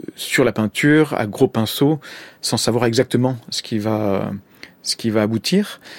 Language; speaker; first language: French; native; French